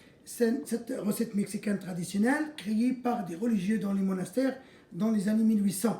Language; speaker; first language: French; non-native, local second language; Arabic